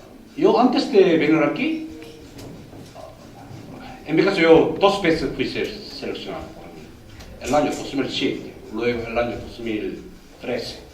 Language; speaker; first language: Spanish; non-native, learner; Korean